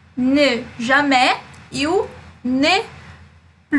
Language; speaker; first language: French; non-native, fluent; Portuguese